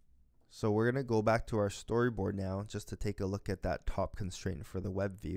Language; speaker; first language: English; native; English